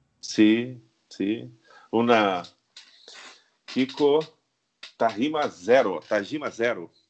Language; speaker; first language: Spanish; non-native, learner; Portuguese